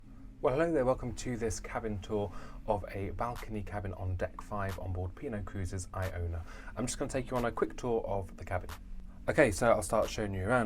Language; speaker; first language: English; native; English